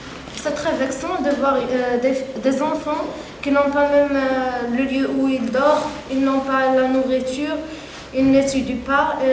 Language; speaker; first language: French; non-native, learner; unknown